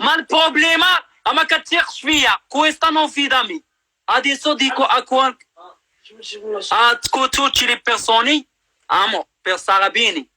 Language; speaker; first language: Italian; non-native, learner; Arabic